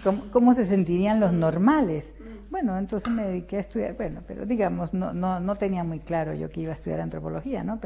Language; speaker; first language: Spanish; early bilingual, other home language; Russian